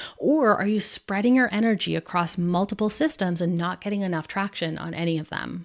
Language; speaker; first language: English; native; English